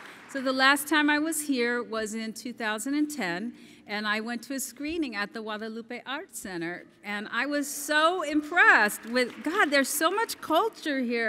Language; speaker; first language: English; early bilingual, other home language; Spanish